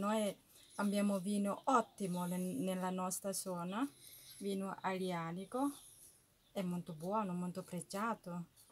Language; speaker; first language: Italian; non-native, learner; Thai